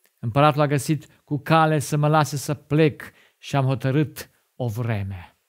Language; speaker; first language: Romanian; non-native, fluent; German